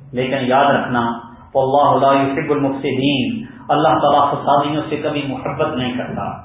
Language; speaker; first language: Urdu; non-native, local second language; Punjabi